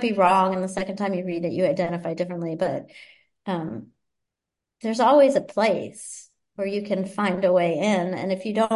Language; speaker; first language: English; native; English